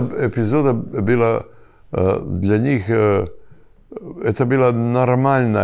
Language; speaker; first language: Russian; non-native, learner; Serbian